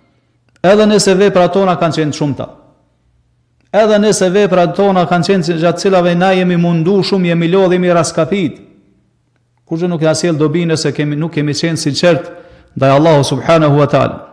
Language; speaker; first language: Albanian; native; Albanian